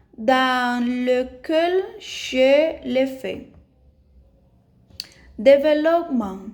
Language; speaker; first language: French; non-native, learner; Spanish